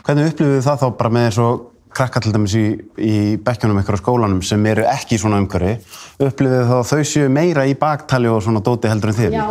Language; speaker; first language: Icelandic; native; Icelandic